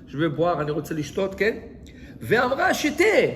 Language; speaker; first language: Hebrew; non-native, fluent; French